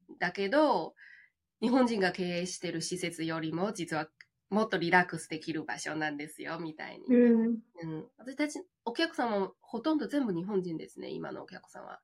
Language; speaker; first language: Japanese; non-native, fluent; Chinese